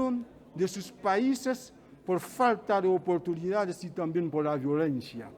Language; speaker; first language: Spanish; non-native, fluent; Haitian Creole